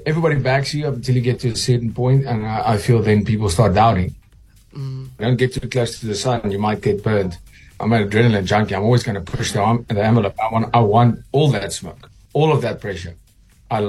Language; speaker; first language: English; non-native, local second language; Afrikaans